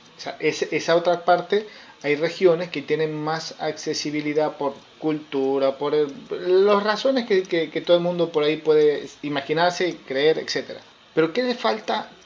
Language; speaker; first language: Spanish; native; Spanish